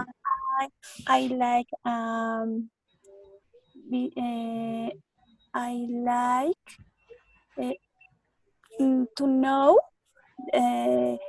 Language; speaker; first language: English; non-native, learner; Spanish